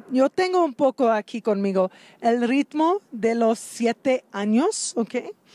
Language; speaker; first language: Spanish; non-native, learner; English